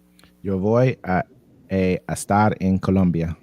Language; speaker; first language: Spanish; non-native, learner; English